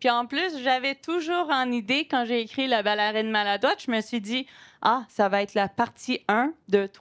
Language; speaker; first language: French; non-native, local second language; English